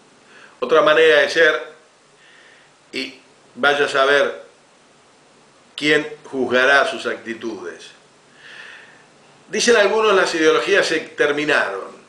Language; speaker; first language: Spanish; native; Spanish